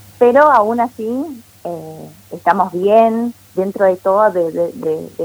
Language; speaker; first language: Spanish; non-native, fluent; Portuguese